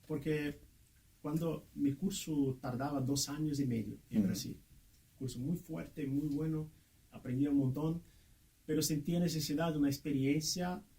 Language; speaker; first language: Spanish; non-native, fluent; Portuguese